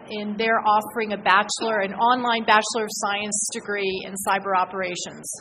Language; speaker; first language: English; native; English